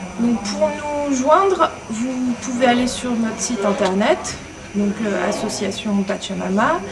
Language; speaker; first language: French; native; French